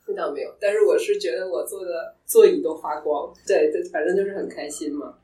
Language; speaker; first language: Chinese; native; Chinese